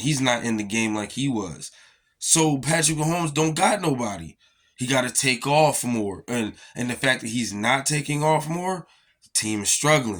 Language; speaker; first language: English; native; English